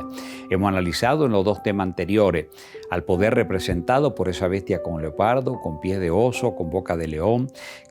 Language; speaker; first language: Spanish; native; Spanish